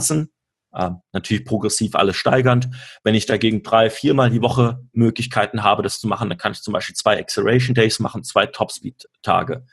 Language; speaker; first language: German; native; German